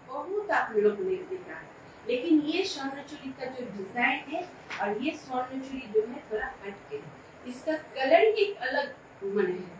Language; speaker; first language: Hindi; non-native, local second language; Bangla